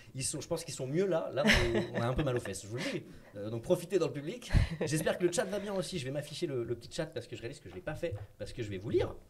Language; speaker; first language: French; native; French